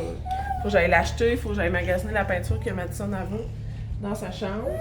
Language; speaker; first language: French; native; French